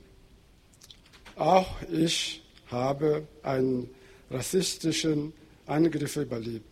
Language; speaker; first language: German; non-native, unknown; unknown